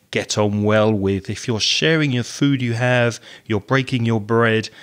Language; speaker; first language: English; native; English